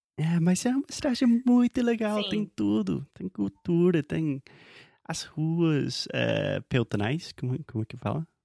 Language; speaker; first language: Portuguese; non-native, fluent; English